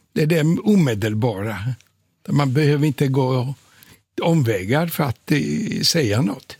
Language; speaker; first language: Swedish; non-native, fluent; Polish